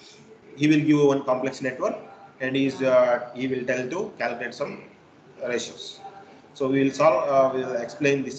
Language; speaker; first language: English; non-native, local second language; Kannada